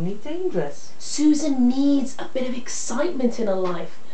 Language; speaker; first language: English; native; English